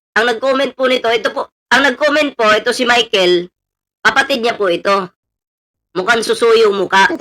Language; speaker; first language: Filipino; non-native, local second language; Cebuano